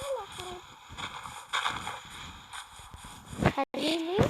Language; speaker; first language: Arabic; native; Arabic